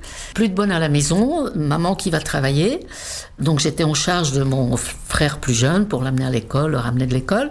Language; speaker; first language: French; non-native, fluent; Czech